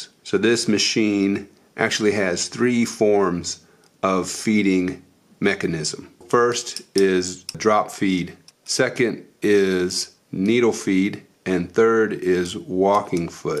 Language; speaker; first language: English; native; English